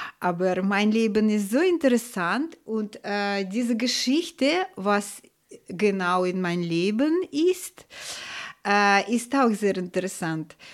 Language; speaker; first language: German; non-native, fluent; Russian